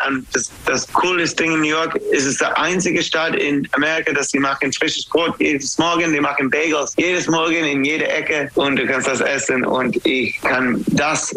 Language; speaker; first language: German; non-native, fluent; English